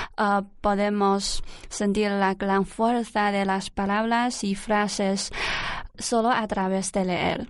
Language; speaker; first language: Spanish; non-native, learner; Chinese